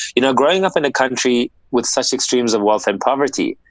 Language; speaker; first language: English; native; English